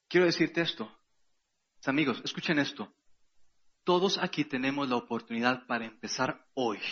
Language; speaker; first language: Spanish; native; Spanish